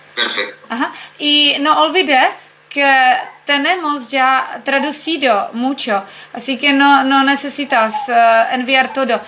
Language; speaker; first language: Spanish; non-native, learner; Czech